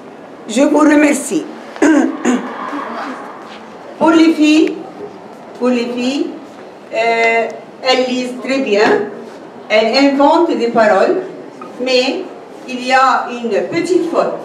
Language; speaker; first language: French; non-native, fluent; Arabic